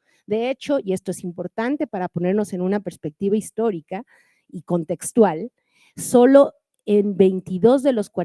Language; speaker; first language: Spanish; native; Spanish